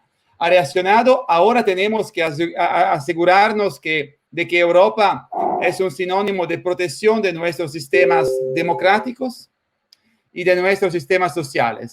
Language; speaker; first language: Spanish; non-native, fluent; Italian